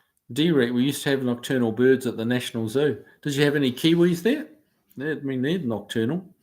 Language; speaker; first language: English; native; English